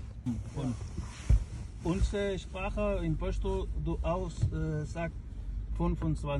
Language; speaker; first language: German; non-native, learner; Pashto